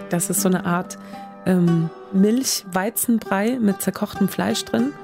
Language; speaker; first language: German; early bilingual, other home language; Swedish